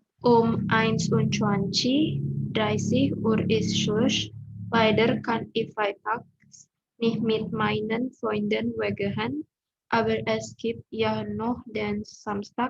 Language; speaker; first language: German; non-native, learner; Indonesian